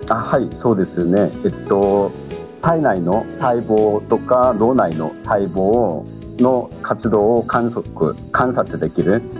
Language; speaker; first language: Japanese; non-native, fluent; Korean